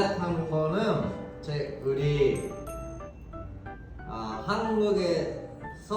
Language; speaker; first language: Korean; non-native, learner; Japanese